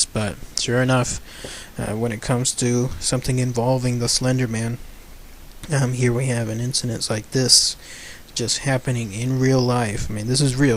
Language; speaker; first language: English; native; English